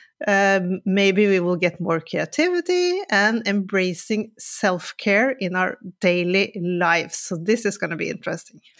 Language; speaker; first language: English; non-native, fluent; Norwegian